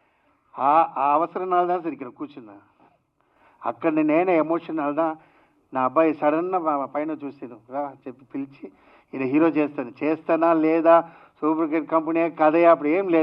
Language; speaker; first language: Telugu; non-native, learner; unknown